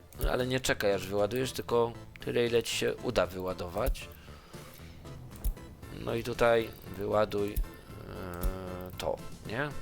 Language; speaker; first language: Polish; native; Polish